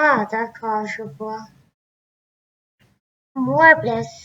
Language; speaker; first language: French; non-native, learner; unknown